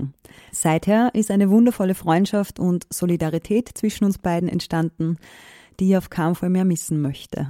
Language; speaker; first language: German; native; German